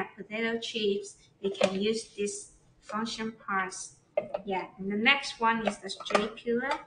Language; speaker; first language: English; non-native, learner; Chinese